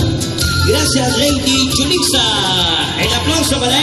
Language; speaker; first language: Spanish; native; Spanish